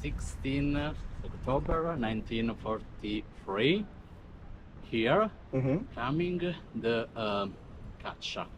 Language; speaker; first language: English; non-native, learner; Italian